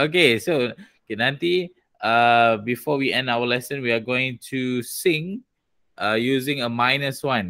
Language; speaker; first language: English; non-native, local second language; Malay